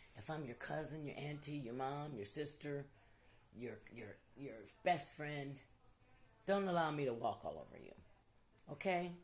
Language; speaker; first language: English; native; English